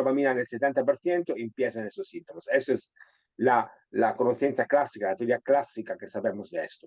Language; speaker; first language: Spanish; non-native, fluent; Italian